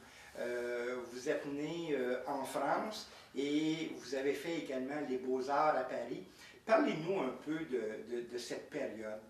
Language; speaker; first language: French; native; French